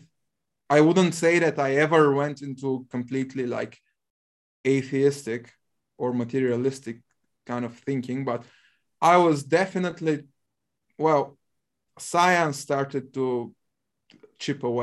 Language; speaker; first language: English; non-native, fluent; Bulgarian